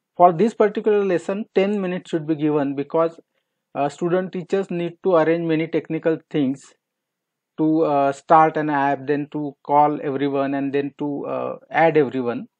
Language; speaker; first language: English; non-native, local second language; Marathi